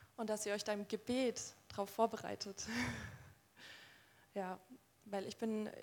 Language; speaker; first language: German; native; German